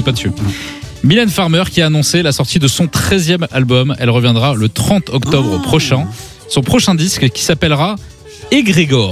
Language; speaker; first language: French; native; French